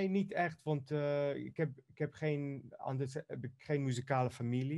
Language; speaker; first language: Dutch; non-native, fluent; Greek